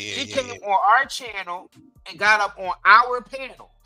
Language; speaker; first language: English; native; English